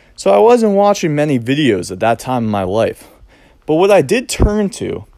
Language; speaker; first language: English; native; English